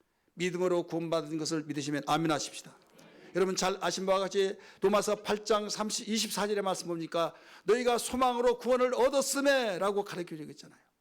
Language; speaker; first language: Korean; native; Korean